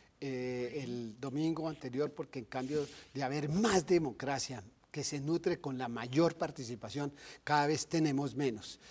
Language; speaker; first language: Spanish; native; Spanish